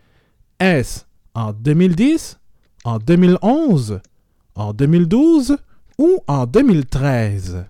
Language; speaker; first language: French; native; French